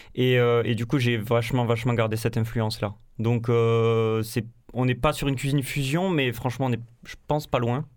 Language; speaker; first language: French; native; French